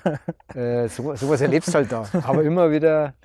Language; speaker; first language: German; native; German